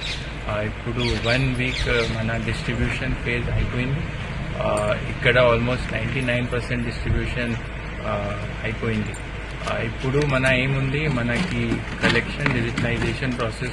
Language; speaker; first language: Telugu; non-native, learner; Hindi